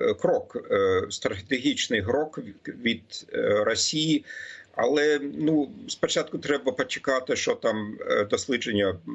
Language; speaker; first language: Ukrainian; non-native, fluent; German